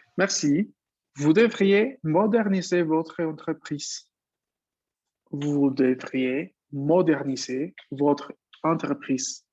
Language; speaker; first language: French; non-native, fluent; Spanish